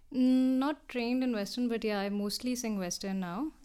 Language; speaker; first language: English; non-native, local second language; Hindi